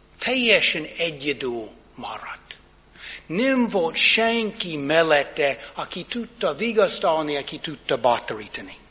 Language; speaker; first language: Hungarian; non-native, fluent; English